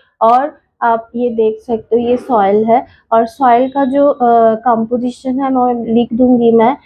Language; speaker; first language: Hindi; non-native, local second language; Bangla